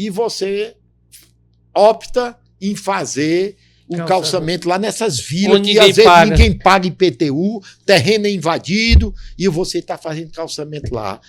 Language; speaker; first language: Portuguese; native; Portuguese